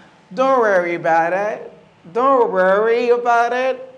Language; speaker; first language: English; non-native, fluent; Haitian Creole